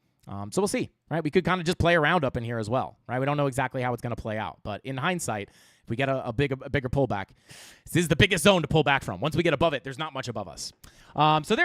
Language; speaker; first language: English; native; English